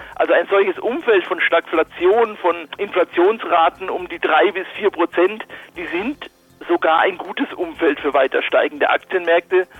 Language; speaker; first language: German; native; German